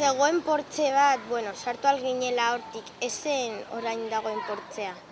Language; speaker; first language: Basque; non-native, local second language; Spanish